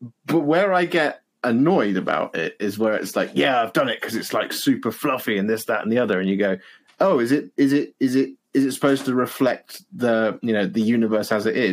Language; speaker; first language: English; native; English